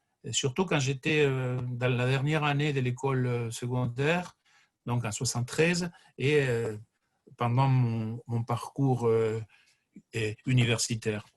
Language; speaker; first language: French; non-native, fluent; Spanish